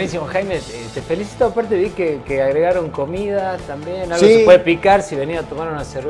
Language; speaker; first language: Spanish; native; Spanish